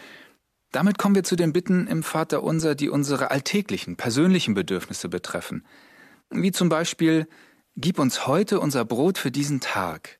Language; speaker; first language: German; native; German